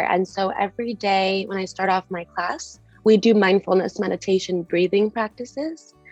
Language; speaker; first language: English; native; English